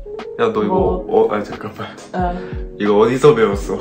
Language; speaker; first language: Korean; native; Korean